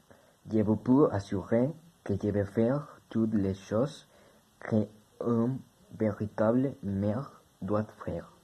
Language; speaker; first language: French; non-native, learner; Spanish